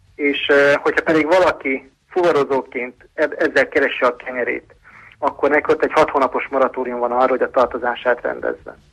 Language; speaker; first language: Hungarian; native; Hungarian